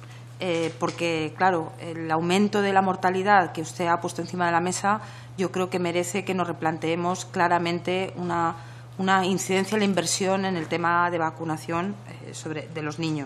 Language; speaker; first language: Spanish; native; Spanish